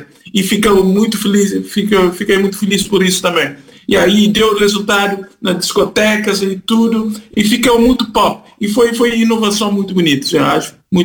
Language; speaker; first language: Portuguese; non-native, fluent; Kabuverdianu